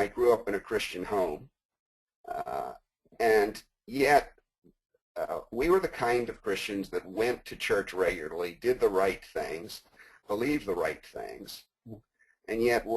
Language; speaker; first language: English; native; English